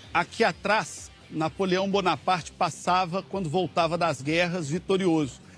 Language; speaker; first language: Portuguese; native; Portuguese